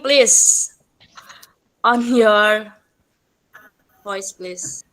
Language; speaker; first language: English; non-native, learner; Indonesian